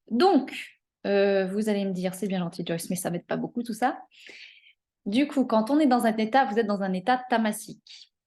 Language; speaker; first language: French; native; French